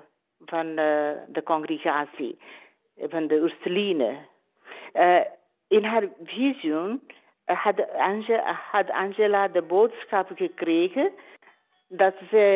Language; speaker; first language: Dutch; non-native, learner; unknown